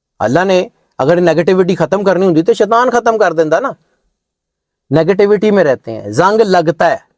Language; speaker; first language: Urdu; non-native, local second language; Punjabi